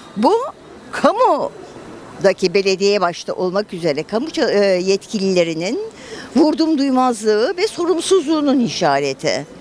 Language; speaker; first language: Turkish; native; Turkish